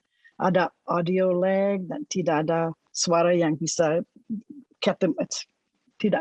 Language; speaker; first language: Indonesian; non-native, fluent; English